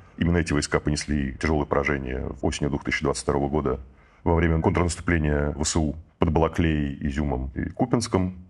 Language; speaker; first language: Russian; native; Russian